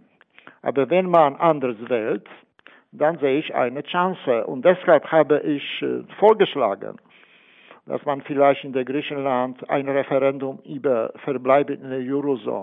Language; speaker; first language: German; non-native, fluent; Polish